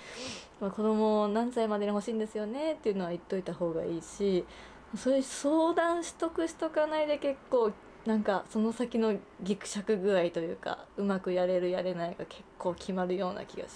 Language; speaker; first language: Japanese; native; Japanese